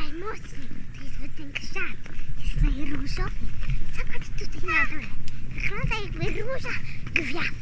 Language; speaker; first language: Polish; early bilingual, heritage; Polish